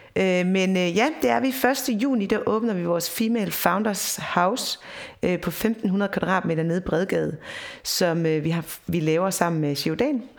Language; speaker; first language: Danish; native; Danish